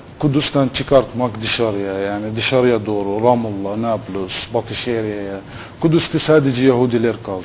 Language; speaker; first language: Turkish; non-native, fluent; Arabic